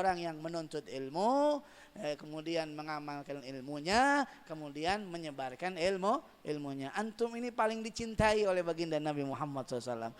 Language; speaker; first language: Indonesian; native; Indonesian